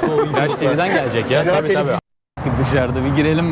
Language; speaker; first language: Turkish; native; Turkish